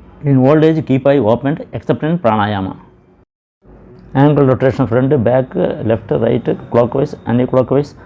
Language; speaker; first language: English; non-native, local second language; Malayalam